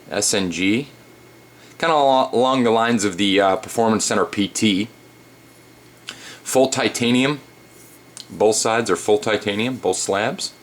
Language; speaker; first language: English; native; English